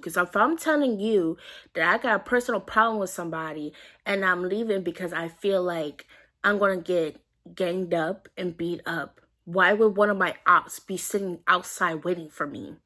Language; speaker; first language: English; native; English